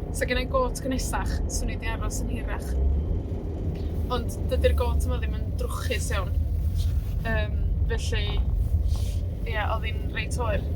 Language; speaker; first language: Welsh; non-native, learner; Spanish